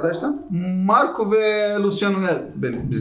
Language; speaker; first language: Turkish; non-native, learner; Portuguese